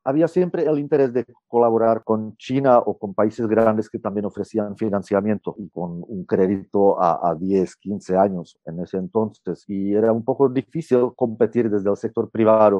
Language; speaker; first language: Spanish; non-native, fluent; Czech